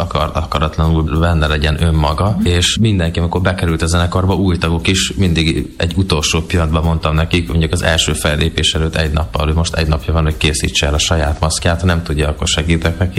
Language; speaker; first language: Hungarian; native; Hungarian